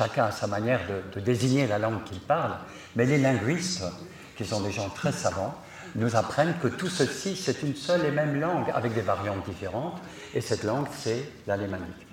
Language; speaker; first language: French; non-native, local second language; Swiss German